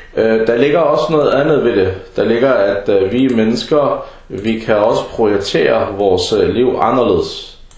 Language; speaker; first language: Danish; early bilingual, other home language; Arabic